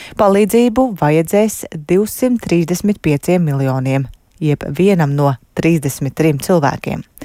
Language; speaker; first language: Latvian; native; Latvian